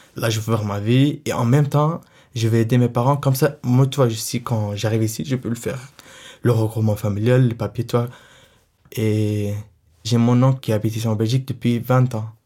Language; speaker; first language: French; non-native, fluent; Arabic